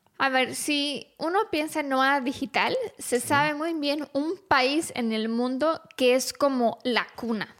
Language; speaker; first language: Spanish; non-native, fluent; Romanian